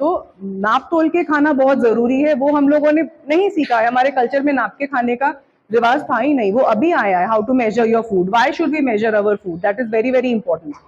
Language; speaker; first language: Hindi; non-native, local second language; Bangla